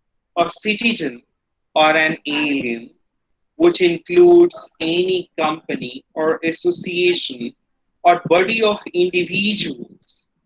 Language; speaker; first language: English; non-native, local second language; Hindi